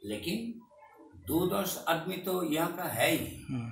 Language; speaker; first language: Hindi; non-native, learner; Bangla